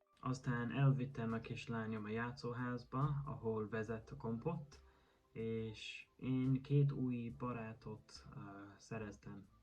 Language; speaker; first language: Hungarian; non-native, learner; English